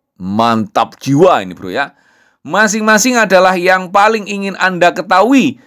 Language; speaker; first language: Indonesian; non-native, local second language; Javanese